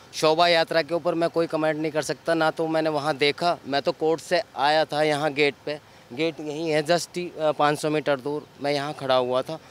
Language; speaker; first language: Hindi; native; Hindi